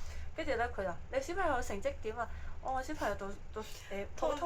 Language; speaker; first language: Cantonese; native; Cantonese